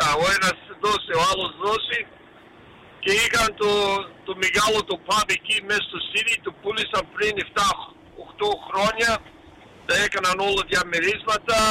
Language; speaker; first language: Greek; early bilingual, heritage; Greek